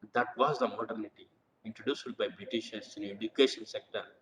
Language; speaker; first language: English; non-native, local second language; Telugu